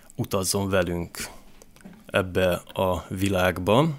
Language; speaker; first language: Hungarian; native; Hungarian